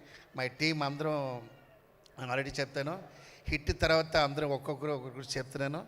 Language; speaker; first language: Telugu; non-native, learner; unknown